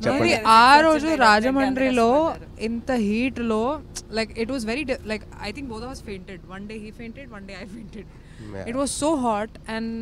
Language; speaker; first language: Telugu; non-native, fluent; Hindi